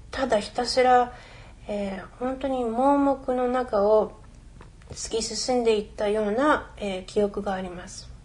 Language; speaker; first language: Japanese; early bilingual, other home language; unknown